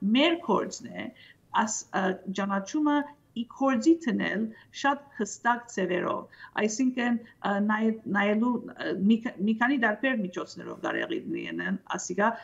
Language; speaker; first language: Armenian; early bilingual, heritage; Armenian